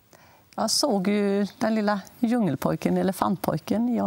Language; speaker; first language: Swedish; native; Swedish